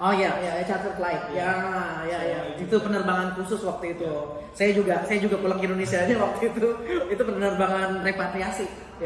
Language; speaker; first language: Indonesian; native; Indonesian